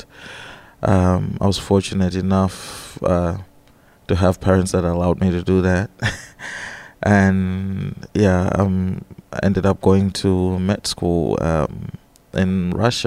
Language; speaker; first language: English; non-native, local second language; Nyanja